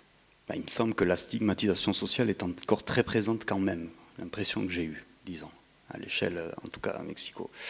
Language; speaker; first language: French; native; French